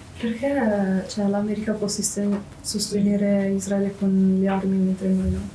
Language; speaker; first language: Italian; early bilingual, other home language; Arabic